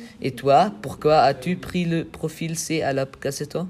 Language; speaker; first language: French; non-native, learner; German